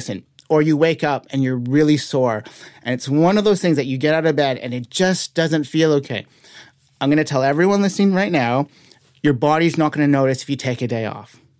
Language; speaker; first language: English; native; English